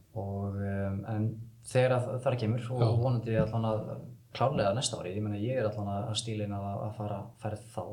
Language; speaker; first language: Icelandic; early bilingual, heritage; Icelandic